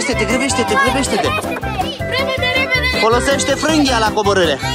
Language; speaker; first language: Romanian; native; Romanian